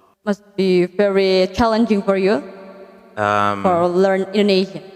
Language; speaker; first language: English; non-native, learner; Indonesian